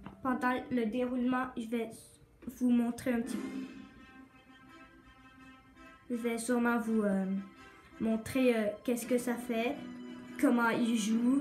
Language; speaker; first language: French; native; French